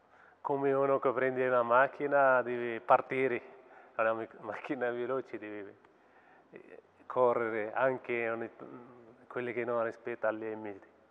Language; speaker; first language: Italian; non-native, fluent; Arabic